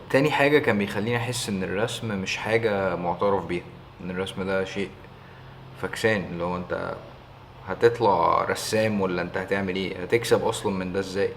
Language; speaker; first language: Egyptian Arabic; early bilingual, heritage; Arabic